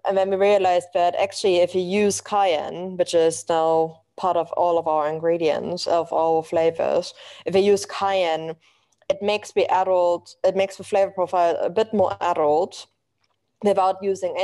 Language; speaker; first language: English; non-native, fluent; German